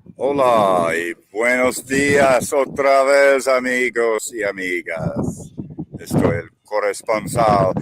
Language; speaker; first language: Spanish; non-native, learner; English